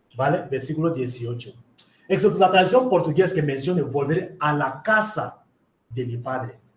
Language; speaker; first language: Spanish; non-native, fluent; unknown